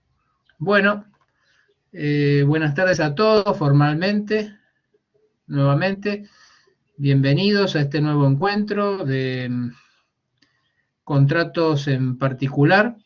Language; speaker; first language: Spanish; native; Spanish